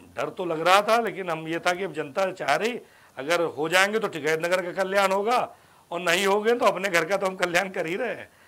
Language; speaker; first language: Hindi; native; Hindi